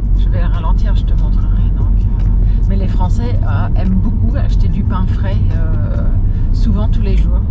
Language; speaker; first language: French; non-native, fluent; English